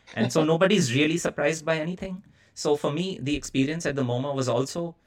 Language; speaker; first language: English; non-native, local second language; Bangla